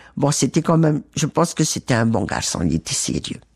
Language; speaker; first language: French; native; French